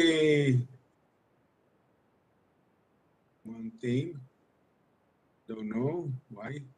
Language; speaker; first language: English; non-native, learner; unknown